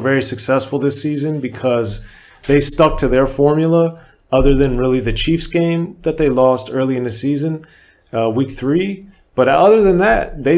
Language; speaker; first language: English; native; English